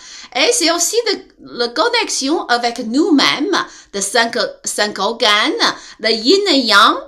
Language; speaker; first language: French; non-native, learner; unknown